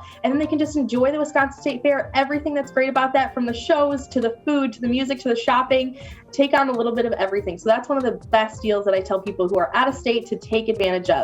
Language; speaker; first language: English; native; English